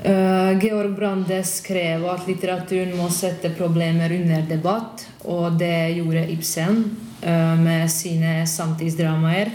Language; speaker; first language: Norwegian; non-native, fluent; Hungarian